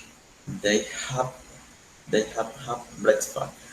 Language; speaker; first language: English; non-native, learner; Spanish